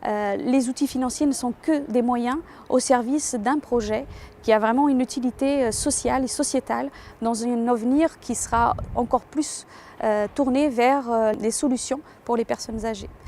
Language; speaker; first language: French; native; French